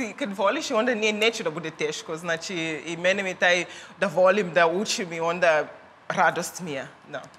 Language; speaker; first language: Croatian; non-native, learner; Zulu